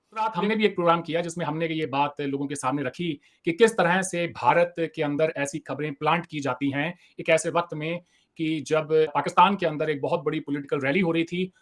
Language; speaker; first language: Hindi; native; Hindi